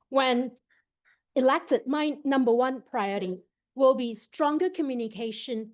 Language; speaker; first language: English; non-native, local second language; Chinese